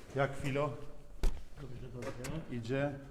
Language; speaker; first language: Polish; non-native, fluent; Italian